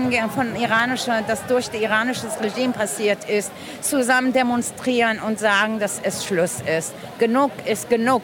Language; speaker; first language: German; non-native, fluent; Persian